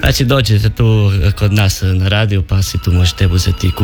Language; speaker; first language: Serbian; native; Serbian